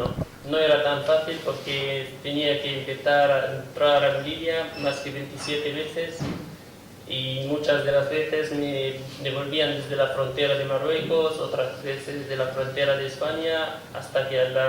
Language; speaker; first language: Spanish; non-native, fluent; Kurdish